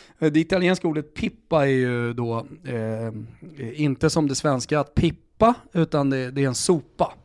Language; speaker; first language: Swedish; native; Swedish